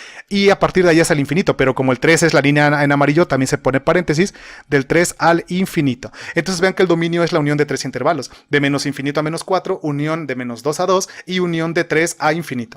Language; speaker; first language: Spanish; native; Spanish